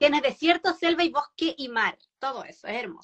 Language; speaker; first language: Spanish; native; Spanish